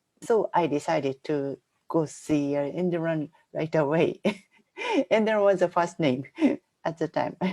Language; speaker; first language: English; non-native, fluent; Japanese